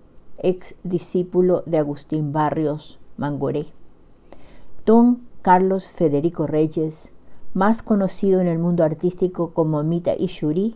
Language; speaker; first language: Spanish; native; Spanish